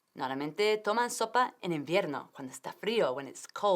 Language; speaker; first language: Spanish; non-native, fluent; English